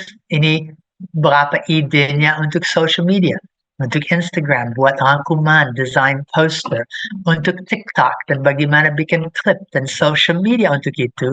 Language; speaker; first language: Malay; non-native, fluent; English